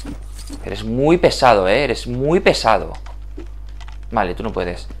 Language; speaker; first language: Spanish; native; Spanish